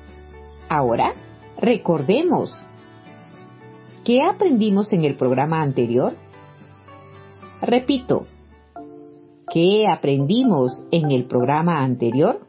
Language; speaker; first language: Spanish; native; Spanish